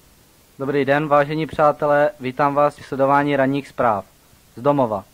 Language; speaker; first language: Czech; native; Czech